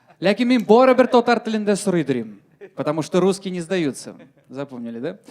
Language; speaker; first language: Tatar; non-native, local second language; Russian